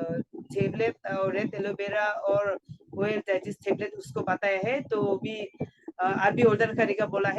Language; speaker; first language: Hindi; non-native, local second language; Garo